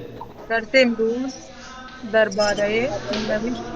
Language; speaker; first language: Persian; non-native, learner; Urdu